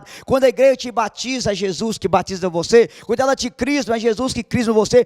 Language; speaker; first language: Portuguese; native; Portuguese